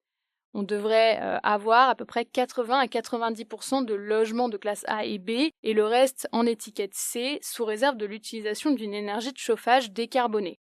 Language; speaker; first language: French; native; French